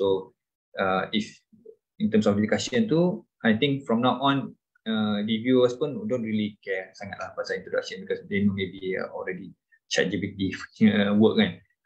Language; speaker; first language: English; non-native, local second language; Malay